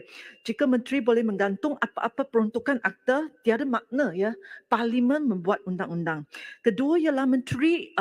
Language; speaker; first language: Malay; non-native, local second language; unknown